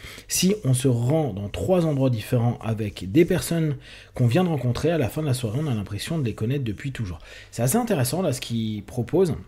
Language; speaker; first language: French; native; French